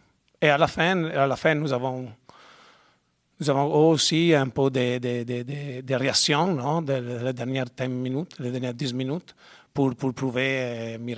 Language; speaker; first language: French; non-native, learner; Spanish